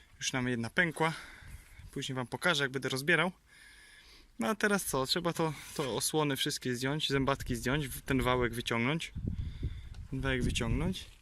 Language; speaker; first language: Polish; native; Polish